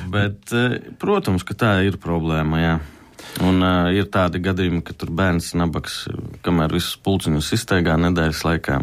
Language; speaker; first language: Latvian; native; Latvian